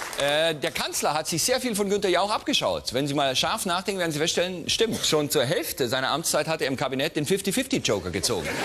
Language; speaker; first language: German; native; German